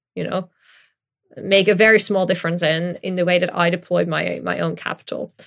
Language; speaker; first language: English; non-native, fluent; Dutch